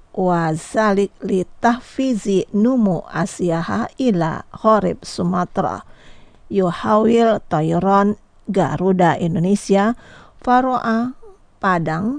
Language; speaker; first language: Arabic; non-native, fluent; Indonesian